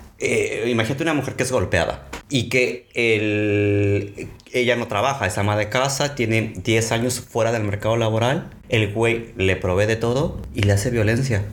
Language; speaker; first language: Spanish; native; Spanish